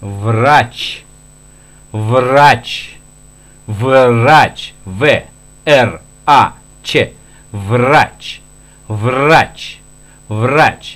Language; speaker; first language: Hebrew; non-native, fluent; Russian